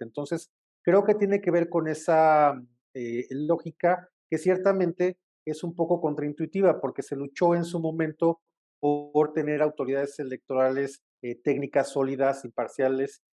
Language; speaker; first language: Spanish; native; Spanish